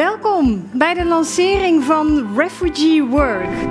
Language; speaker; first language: Dutch; native; Dutch